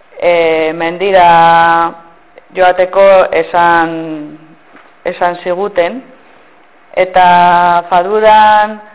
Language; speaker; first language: Basque; non-native, local second language; Spanish